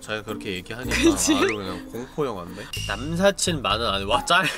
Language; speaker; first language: Korean; native; Korean